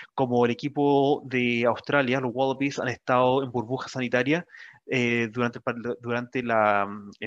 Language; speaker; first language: Spanish; native; Spanish